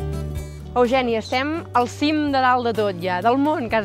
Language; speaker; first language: Catalan; native; Catalan